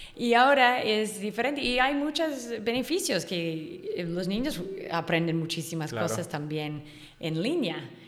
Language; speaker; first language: Spanish; non-native, fluent; English